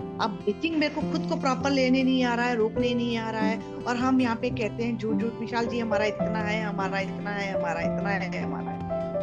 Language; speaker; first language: Hindi; non-native, local second language; Kannada